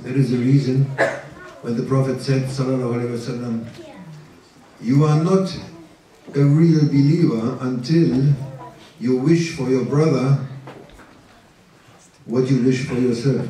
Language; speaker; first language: English; non-native, fluent; German